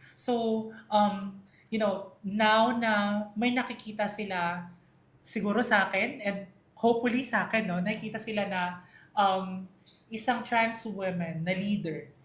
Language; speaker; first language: Filipino; native; Filipino